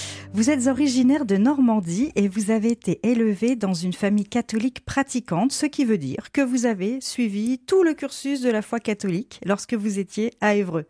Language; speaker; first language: French; native; French